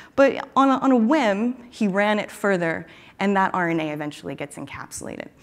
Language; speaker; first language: English; native; English